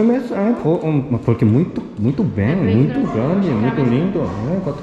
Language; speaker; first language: Portuguese; non-native, learner; Korean